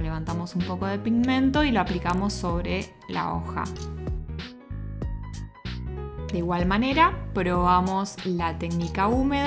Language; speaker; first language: Spanish; native; Spanish